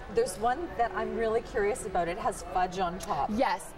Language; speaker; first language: English; early bilingual, heritage; Spanish